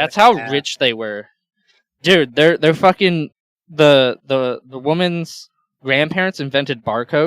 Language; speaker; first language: English; native; English